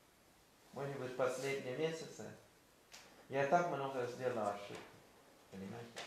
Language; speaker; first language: Russian; non-native, fluent; Thai